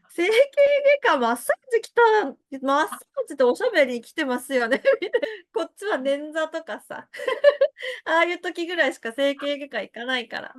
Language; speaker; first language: Japanese; early bilingual, other home language; Chinese